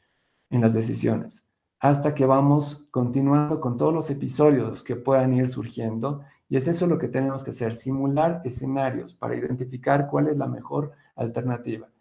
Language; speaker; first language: Spanish; native; Spanish